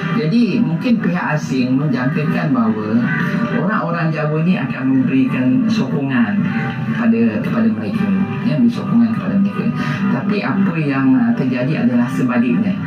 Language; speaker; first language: Malay; native; Malay